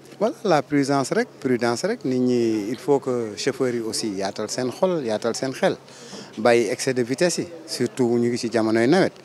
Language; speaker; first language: Wolof; non-native, local second language; Fula